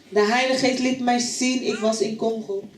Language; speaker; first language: Dutch; non-native, fluent; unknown